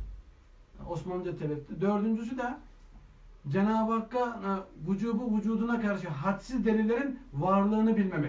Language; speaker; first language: Turkish; native; Turkish